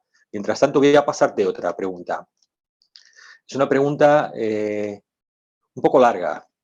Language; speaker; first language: Spanish; native; Spanish